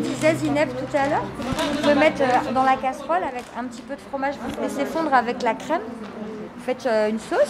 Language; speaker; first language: French; native; French